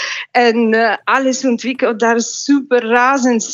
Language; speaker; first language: Dutch; non-native, fluent; Bulgarian